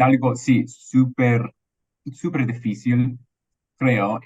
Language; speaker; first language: Spanish; non-native, fluent; English